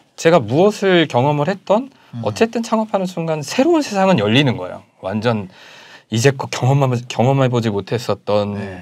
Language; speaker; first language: Korean; native; Korean